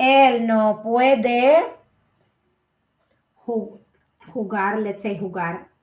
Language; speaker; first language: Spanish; non-native, learner; Filipino